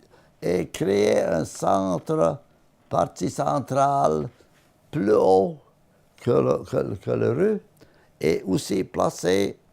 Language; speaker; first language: French; non-native, learner; Latvian